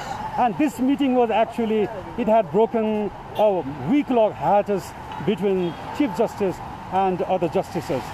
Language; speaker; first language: English; non-native, local second language; Nepali